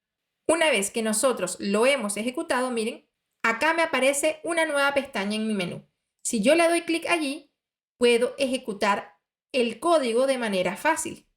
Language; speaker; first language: Spanish; native; Spanish